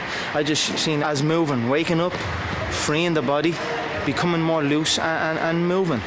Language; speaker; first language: English; native; English